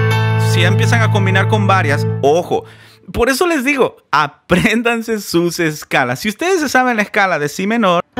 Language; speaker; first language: Spanish; native; Spanish